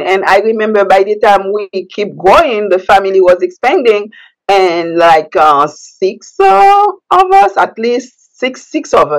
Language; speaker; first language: English; non-native, fluent; Haitian Creole